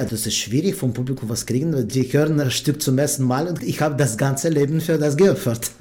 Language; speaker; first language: German; non-native, fluent; Russian